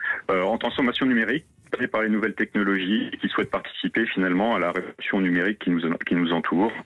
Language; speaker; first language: French; native; French